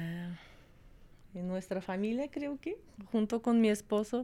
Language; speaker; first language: Spanish; non-native, fluent; Russian